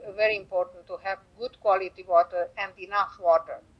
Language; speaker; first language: English; non-native, fluent; Romanian